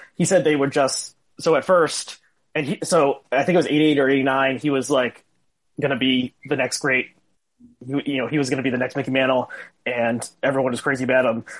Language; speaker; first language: English; native; English